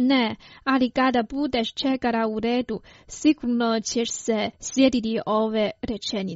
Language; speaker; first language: Croatian; non-native, fluent; Chinese